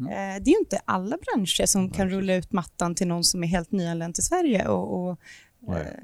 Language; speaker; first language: Swedish; native; Swedish